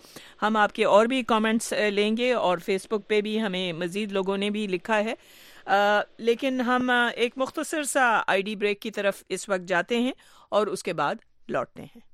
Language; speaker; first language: Urdu; native; Urdu